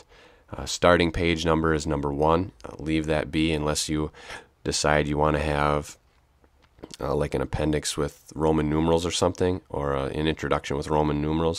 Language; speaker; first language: English; native; English